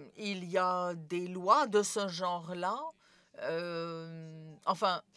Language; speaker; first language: French; non-native, fluent; Serbian